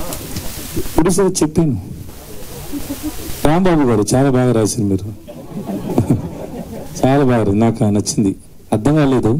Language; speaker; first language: Telugu; non-native, learner; Tamil